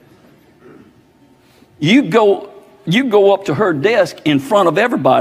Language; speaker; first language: English; native; English